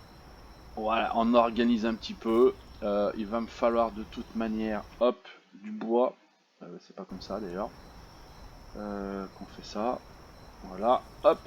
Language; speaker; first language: French; native; French